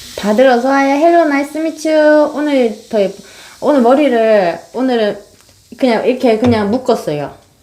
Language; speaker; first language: Korean; native; Korean